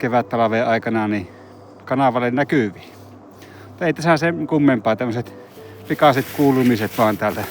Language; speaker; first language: Finnish; native; Finnish